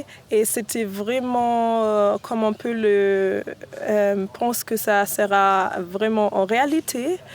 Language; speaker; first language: French; non-native, fluent; German